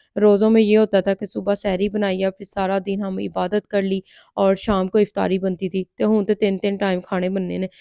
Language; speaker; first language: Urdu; non-native, local second language; Punjabi